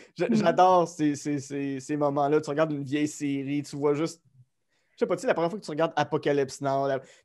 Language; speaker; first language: French; native; French